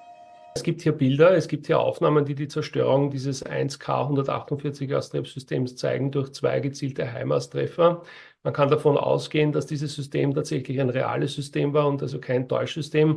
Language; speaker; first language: German; native; German